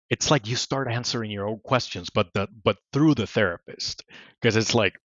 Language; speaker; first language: English; non-native, fluent; Spanish